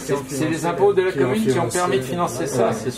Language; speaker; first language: French; native; French